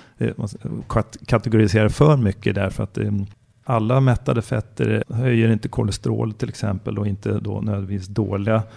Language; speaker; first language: Swedish; native; Swedish